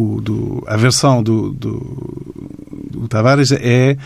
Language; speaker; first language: Portuguese; non-native, fluent; English